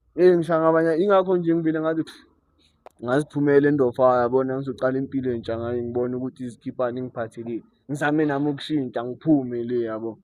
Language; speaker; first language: Zulu; native; Zulu